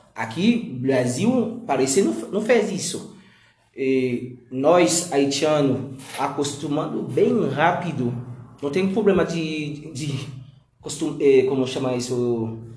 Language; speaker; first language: Portuguese; non-native, learner; Haitian Creole